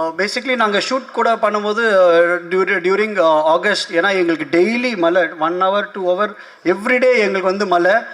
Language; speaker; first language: Tamil; non-native, local second language; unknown